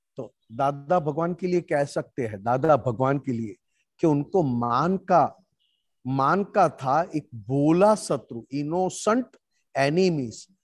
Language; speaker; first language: Hindi; non-native, local second language; Gujarati